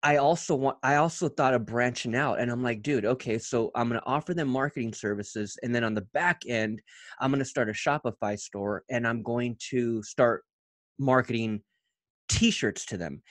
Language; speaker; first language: English; native; English